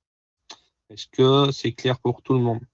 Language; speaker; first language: French; native; French